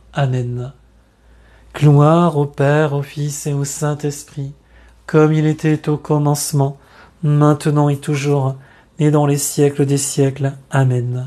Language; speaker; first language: French; native; French